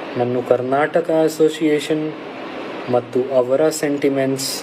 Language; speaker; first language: Kannada; non-native, local second language; Hindi